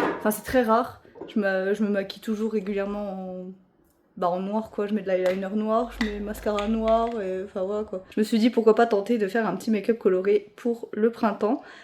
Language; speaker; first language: French; native; French